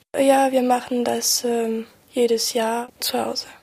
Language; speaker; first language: German; non-native, fluent; French